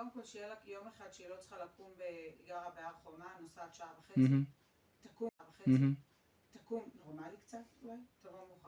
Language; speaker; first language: Hebrew; native; Hebrew